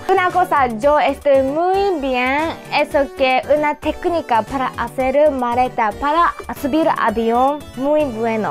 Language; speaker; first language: Spanish; non-native, learner; Japanese